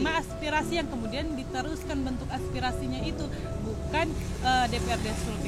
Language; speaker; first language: Indonesian; native; Indonesian